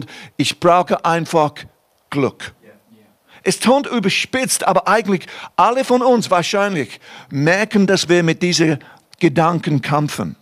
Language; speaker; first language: German; non-native, fluent; English